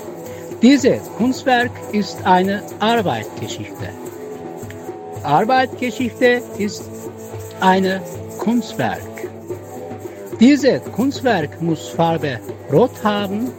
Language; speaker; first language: German; non-native, learner; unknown